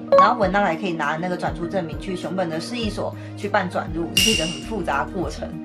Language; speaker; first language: Chinese; native; Chinese